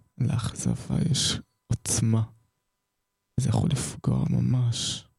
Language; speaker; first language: Hebrew; native; Hebrew